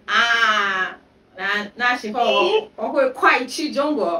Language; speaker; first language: Chinese; non-native, fluent; Yoruba